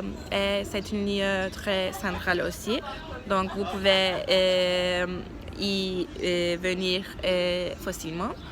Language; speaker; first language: French; non-native, learner; Turkish